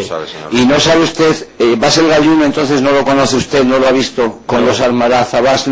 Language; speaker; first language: Spanish; native; Spanish